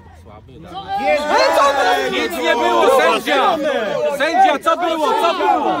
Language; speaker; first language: Polish; native; Polish